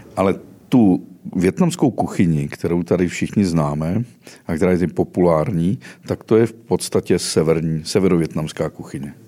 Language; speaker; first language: Czech; native; Czech